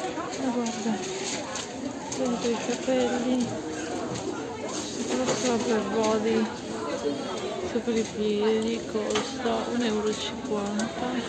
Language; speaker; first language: Italian; non-native, local second language; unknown